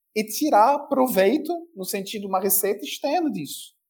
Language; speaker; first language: Portuguese; non-native, fluent; French